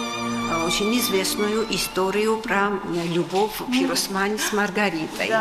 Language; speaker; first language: Russian; non-native, local second language; Georgian